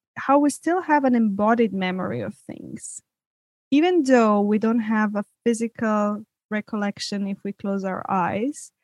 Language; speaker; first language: English; non-native, fluent; Serbian